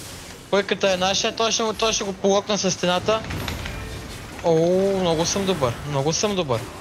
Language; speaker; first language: Bulgarian; native; Bulgarian